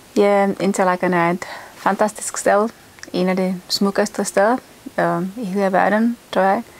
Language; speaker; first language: Danish; non-native, fluent; Czech